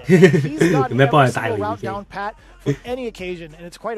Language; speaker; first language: English; native; English